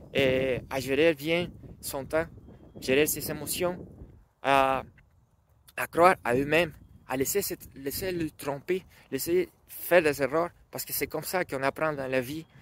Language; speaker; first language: French; non-native, learner; Spanish